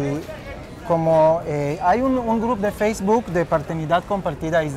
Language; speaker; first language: Spanish; non-native, fluent; Hebrew